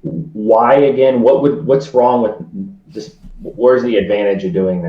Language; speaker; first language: English; native; English